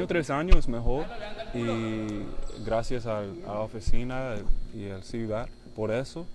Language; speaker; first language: Spanish; non-native, learner; English